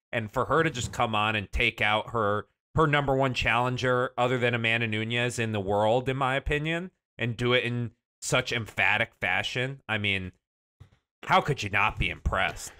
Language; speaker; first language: English; native; English